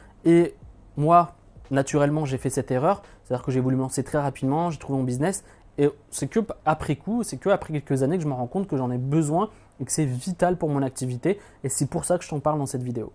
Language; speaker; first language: French; native; French